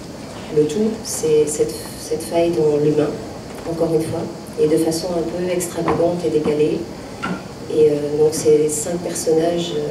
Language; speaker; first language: French; native; French